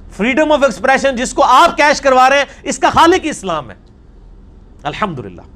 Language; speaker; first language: Urdu; non-native, local second language; Punjabi